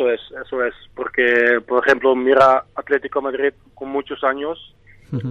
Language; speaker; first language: Spanish; non-native, fluent; Dutch